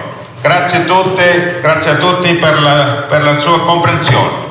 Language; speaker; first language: Italian; non-native, learner; Spanish